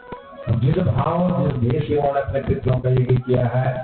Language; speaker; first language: Hindi; native; Hindi